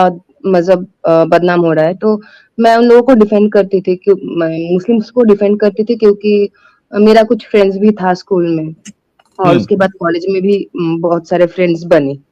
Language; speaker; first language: Hindi; non-native, local second language; Bangla